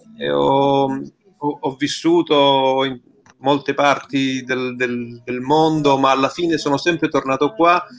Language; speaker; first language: Italian; early bilingual, heritage; Italian